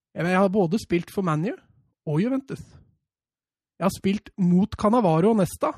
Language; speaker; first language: Norwegian; native; Norwegian